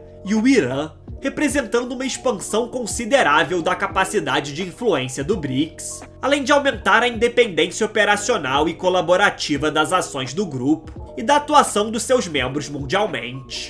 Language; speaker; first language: Portuguese; native; Portuguese